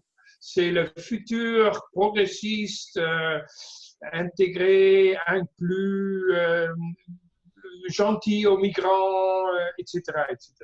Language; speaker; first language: French; non-native, fluent; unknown